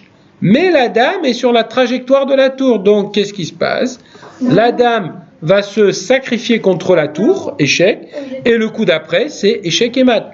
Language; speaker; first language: French; native; French